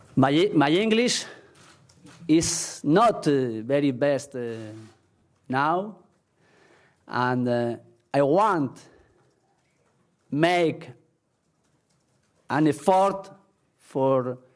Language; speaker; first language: English; non-native, learner; Spanish